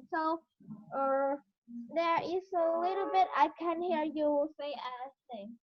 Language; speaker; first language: English; non-native, learner; Vietnamese